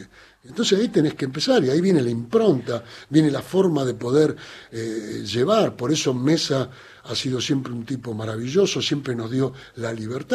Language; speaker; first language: Spanish; native; Spanish